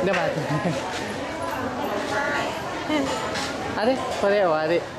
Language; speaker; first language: Japanese; non-native, learner; Thai